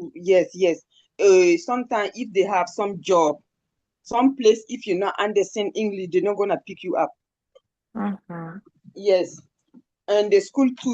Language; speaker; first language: English; non-native, learner; French